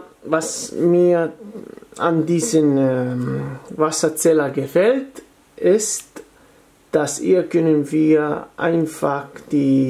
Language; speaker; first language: German; non-native, fluent; Italian